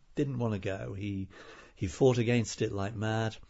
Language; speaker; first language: English; native; English